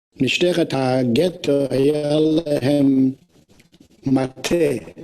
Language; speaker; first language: Hebrew; non-native, fluent; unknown